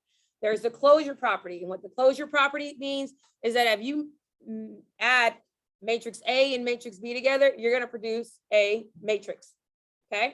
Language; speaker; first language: English; native; English